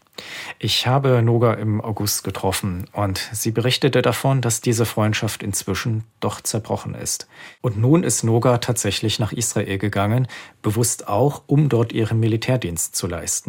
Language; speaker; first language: German; native; German